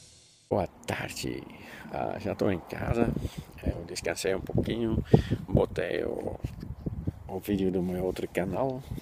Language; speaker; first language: Portuguese; non-native, fluent; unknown